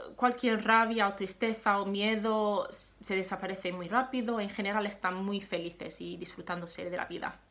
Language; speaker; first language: Spanish; non-native, fluent; English